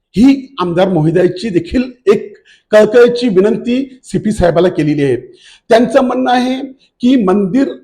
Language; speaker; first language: Marathi; native; Marathi